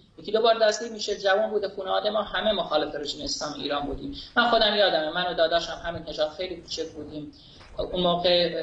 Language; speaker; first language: Persian; non-native, local second language; Kurdish